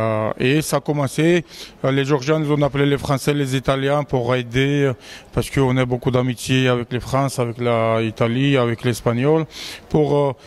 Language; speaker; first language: French; non-native, learner; Georgian